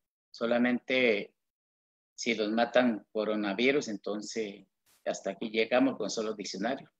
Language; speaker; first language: Spanish; non-native, local second language; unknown